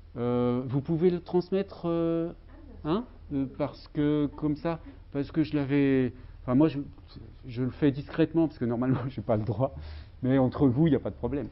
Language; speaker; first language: French; native; French